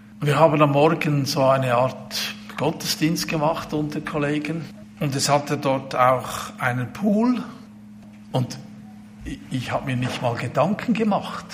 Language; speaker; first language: German; native; German